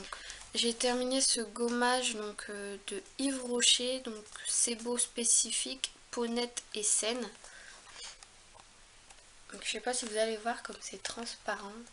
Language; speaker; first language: French; native; French